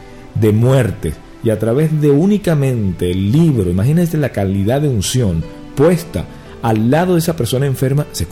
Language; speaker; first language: Spanish; native; Spanish